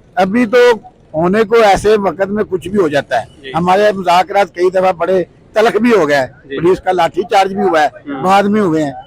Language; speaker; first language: Urdu; non-native, local second language; Punjabi